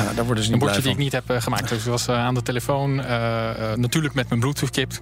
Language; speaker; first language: Dutch; early bilingual, heritage; Dutch